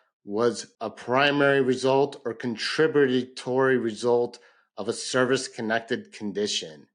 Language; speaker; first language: English; native; English